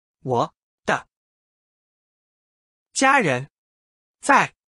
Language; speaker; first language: Chinese; non-native, learner; English